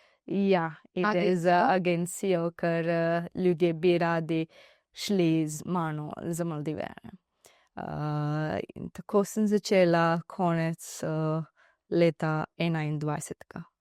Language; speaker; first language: Slovenian; non-native, learner; Divehi